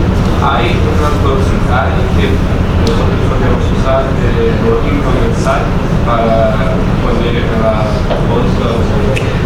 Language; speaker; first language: Spanish; non-native, learner; Portuguese